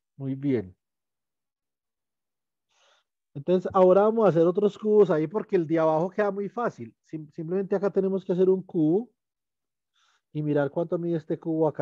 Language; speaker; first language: Spanish; native; Spanish